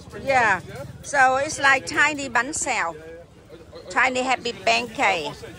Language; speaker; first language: English; non-native, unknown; Vietnamese